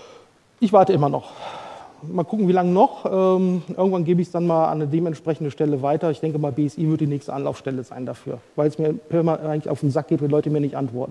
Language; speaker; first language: German; native; German